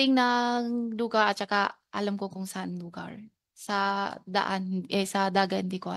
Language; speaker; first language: Filipino; non-native, learner; Chinese